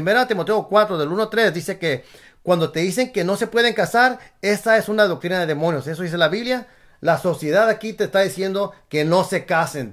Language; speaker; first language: Spanish; early bilingual, other home language; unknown